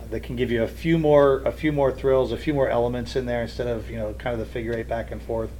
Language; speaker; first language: English; native; English